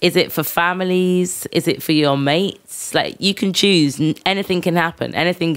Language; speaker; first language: English; native; English